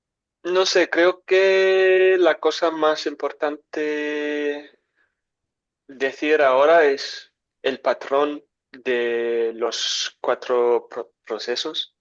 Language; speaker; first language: Spanish; non-native, learner; English